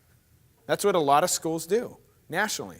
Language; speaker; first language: English; native; English